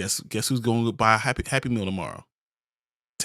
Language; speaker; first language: English; native; English